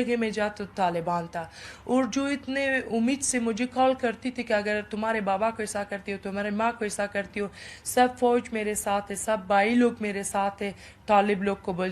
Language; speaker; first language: Hindi; non-native, learner; Persian